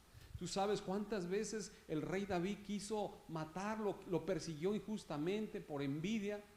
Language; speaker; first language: Spanish; native; Spanish